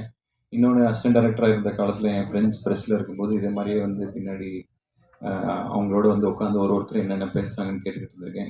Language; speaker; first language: Tamil; native; Tamil